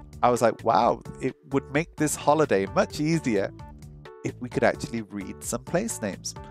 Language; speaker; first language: English; native; English